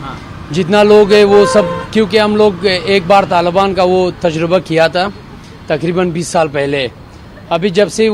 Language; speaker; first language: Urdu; non-native, learner; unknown